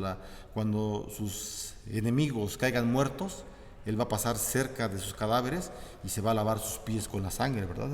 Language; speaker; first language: Spanish; native; Spanish